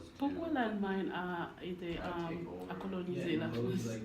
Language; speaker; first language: French; non-native, learner; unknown